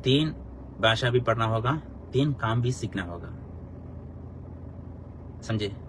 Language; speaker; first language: Hindi; non-native, local second language; Malayalam